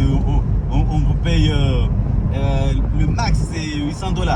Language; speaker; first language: French; non-native, local second language; Comorian